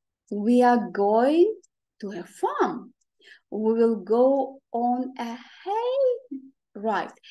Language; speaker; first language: English; non-native, fluent; Ukrainian